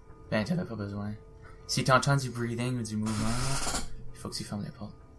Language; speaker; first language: French; early bilingual, heritage; French